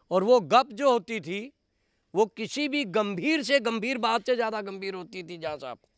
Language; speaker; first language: Hindi; native; Hindi